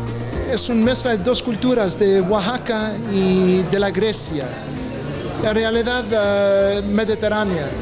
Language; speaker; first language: Spanish; non-native, fluent; Greek